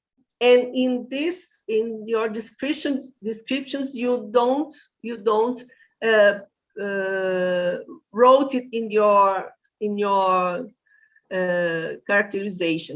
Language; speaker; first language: English; non-native, fluent; Portuguese